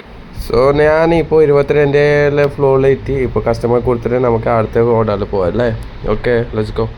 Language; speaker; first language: Malayalam; non-native, local second language; Assamese